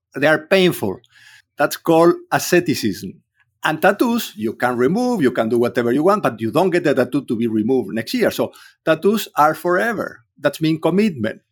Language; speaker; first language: English; non-native, fluent; Spanish